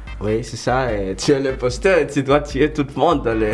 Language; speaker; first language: French; non-native, local second language; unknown